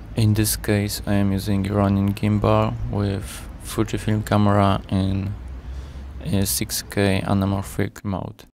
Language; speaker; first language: English; non-native, fluent; Polish